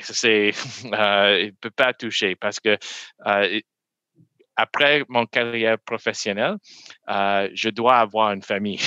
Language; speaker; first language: French; non-native, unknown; English